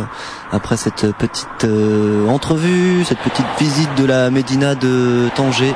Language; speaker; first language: French; native; French